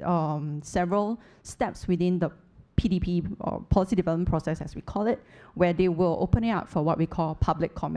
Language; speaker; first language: English; non-native, fluent; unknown